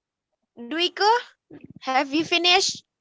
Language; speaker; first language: English; non-native, learner; Indonesian